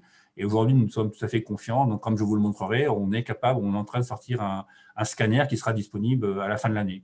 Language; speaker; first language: French; native; French